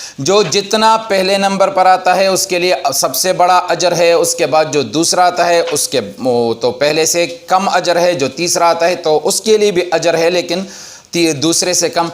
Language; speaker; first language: Urdu; non-native, local second language; Pashto